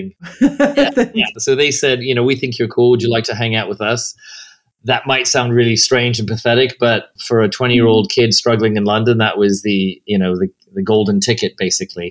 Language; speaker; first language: English; native; English